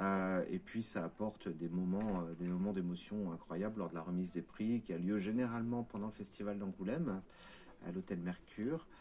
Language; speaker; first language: French; native; French